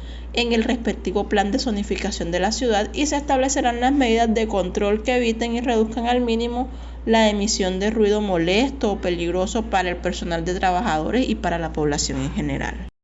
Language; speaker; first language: Spanish; native; Spanish